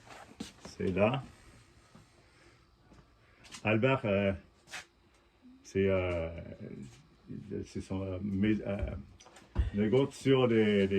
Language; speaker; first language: French; non-native, fluent; English